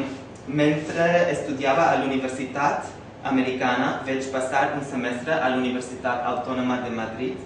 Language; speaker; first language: Catalan; non-native, fluent; English